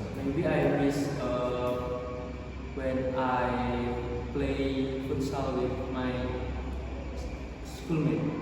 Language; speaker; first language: English; non-native, learner; Indonesian